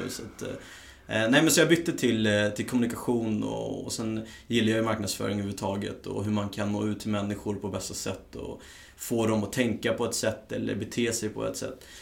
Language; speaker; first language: Swedish; early bilingual, other home language; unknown